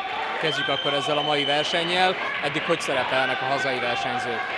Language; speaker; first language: Hungarian; native; Hungarian